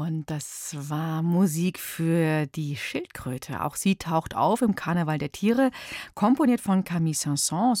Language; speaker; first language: German; native; German